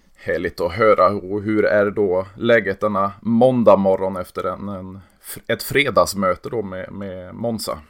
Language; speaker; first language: Swedish; native; Swedish